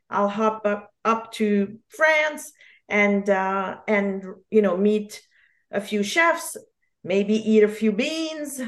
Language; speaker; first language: English; non-native, fluent; French